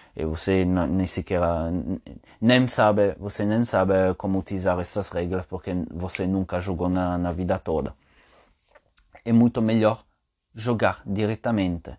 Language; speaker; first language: Portuguese; non-native, fluent; Italian